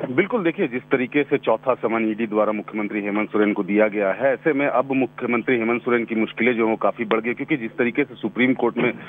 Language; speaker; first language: Hindi; native; Hindi